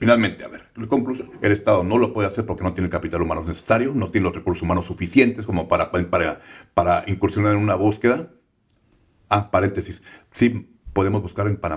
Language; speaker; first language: Spanish; native; Spanish